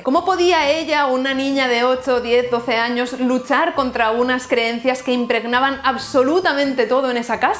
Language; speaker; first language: Spanish; native; Spanish